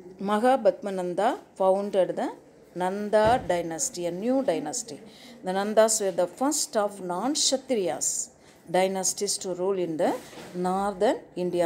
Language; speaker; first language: English; non-native, local second language; Tamil